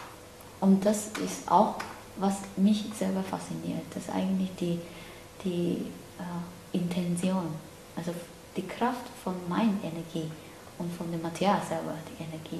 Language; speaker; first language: German; non-native, learner; Cantonese